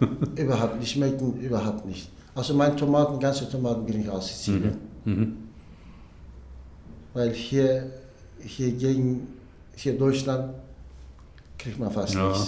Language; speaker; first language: German; non-native, learner; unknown